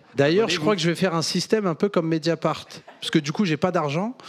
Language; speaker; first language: French; native; French